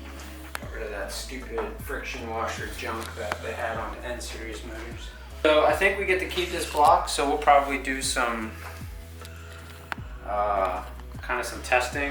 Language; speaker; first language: English; native; English